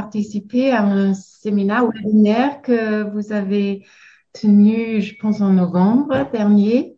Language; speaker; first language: French; non-native, fluent; German